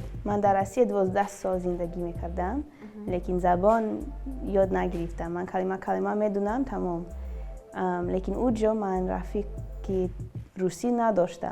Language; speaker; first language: Persian; early bilingual, other home language; English